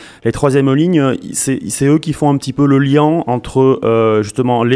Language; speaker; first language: French; native; French